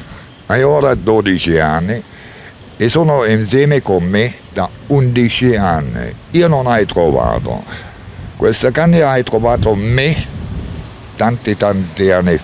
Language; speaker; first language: Italian; non-native, learner; German